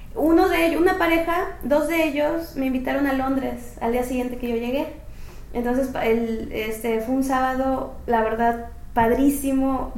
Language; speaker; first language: Spanish; native; Spanish